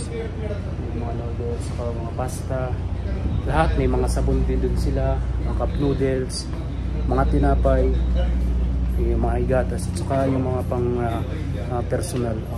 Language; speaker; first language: Filipino; non-native, local second language; Waray